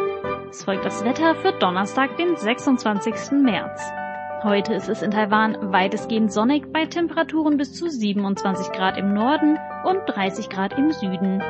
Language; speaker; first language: German; native; German